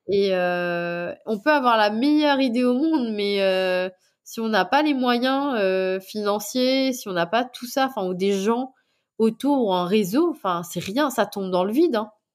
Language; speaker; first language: French; non-native, local second language; Morisyen